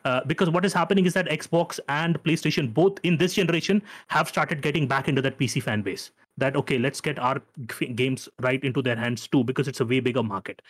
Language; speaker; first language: English; non-native, local second language; Hindi